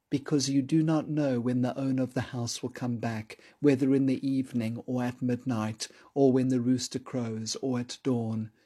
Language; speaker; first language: English; native; English